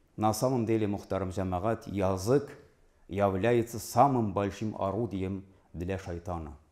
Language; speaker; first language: Russian; non-native, local second language; Tatar